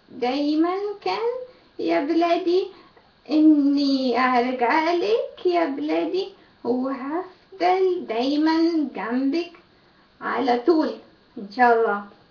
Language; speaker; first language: Arabic; non-native, learner; Ukrainian